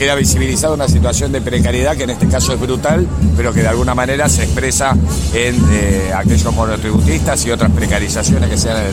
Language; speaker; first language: Spanish; native; Spanish